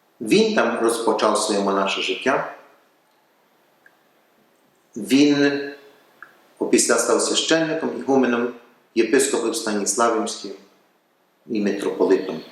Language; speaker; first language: Ukrainian; early bilingual, heritage; Ukrainian